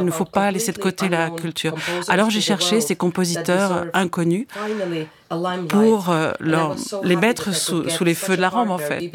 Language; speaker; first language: French; non-native, fluent; Ukrainian